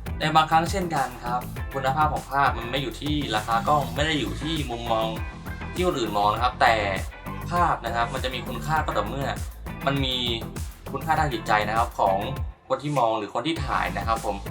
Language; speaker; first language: Thai; native; Thai